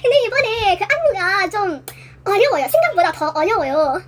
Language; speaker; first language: Korean; non-native, learner; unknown